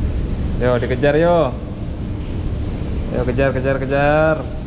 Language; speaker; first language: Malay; non-native, local second language; Javanese